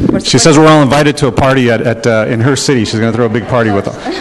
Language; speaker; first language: English; early bilingual, other home language; Spanish